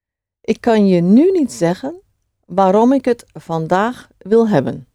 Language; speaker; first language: Dutch; non-native, fluent; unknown